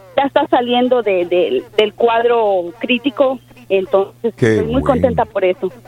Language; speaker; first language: Spanish; native; Spanish